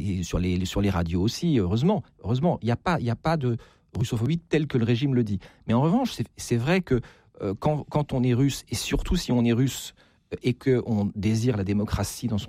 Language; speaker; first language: French; native; French